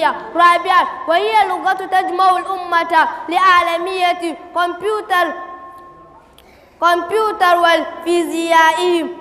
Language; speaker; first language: Arabic; non-native, learner; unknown